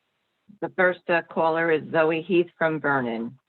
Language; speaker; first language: English; native; English